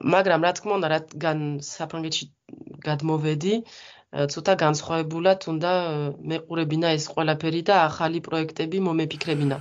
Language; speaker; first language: Georgian; non-native, fluent; French